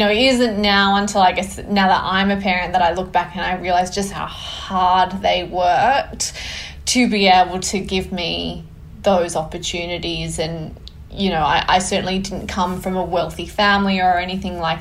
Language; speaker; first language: English; native; English